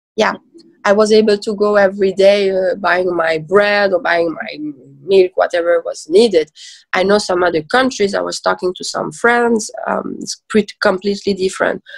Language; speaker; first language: English; early bilingual, other home language; Persian